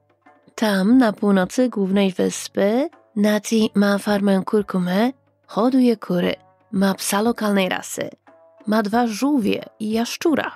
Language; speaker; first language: Polish; native; Polish